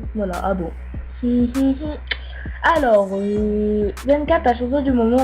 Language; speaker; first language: French; native; French